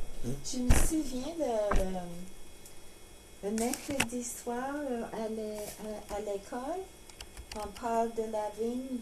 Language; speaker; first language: French; non-native, learner; English